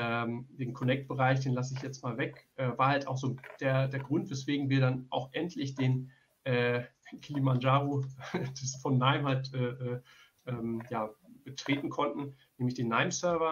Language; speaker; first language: German; native; German